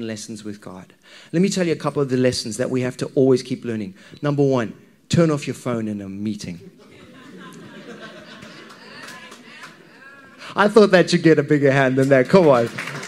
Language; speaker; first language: English; native; English